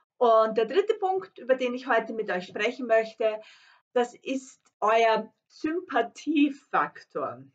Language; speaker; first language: German; non-native, fluent; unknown